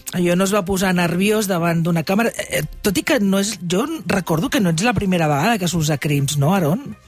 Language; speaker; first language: Catalan; native; Catalan